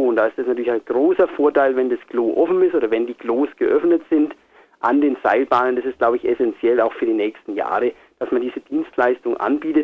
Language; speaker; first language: German; native; German